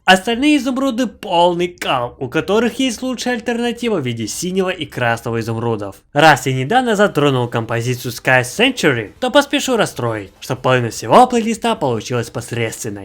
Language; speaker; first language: Russian; native; Russian